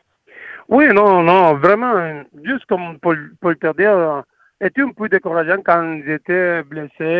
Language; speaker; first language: French; non-native, learner; Spanish